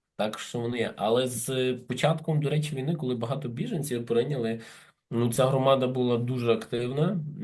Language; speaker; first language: Ukrainian; native; Ukrainian